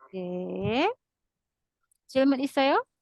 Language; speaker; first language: Korean; non-native, fluent; Indonesian